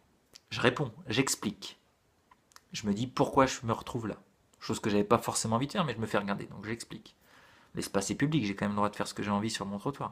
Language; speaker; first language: French; native; French